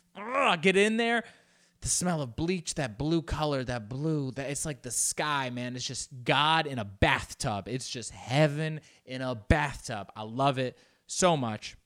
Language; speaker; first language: English; early bilingual, other home language; Spanish